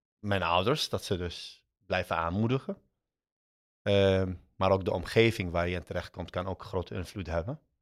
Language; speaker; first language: Dutch; early bilingual, other home language; Arabic